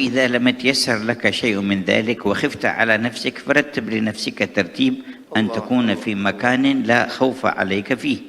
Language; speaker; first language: Arabic; native; Arabic